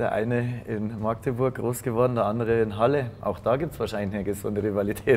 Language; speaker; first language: German; native; German